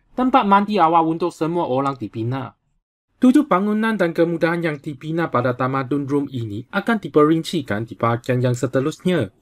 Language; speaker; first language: Malay; non-native, local second language; Chinese